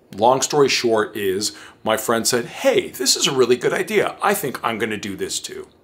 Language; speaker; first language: English; early bilingual, other home language; Greek